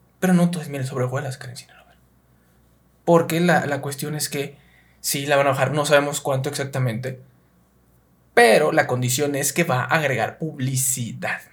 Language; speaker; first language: Spanish; native; Spanish